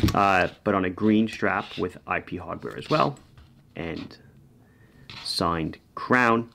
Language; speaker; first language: English; native; English